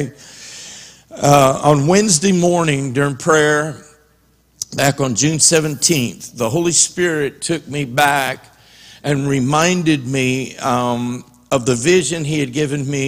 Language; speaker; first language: English; native; English